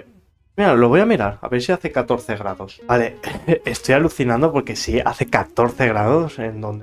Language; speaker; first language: Spanish; native; Spanish